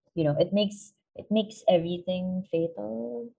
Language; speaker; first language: English; non-native, local second language; Filipino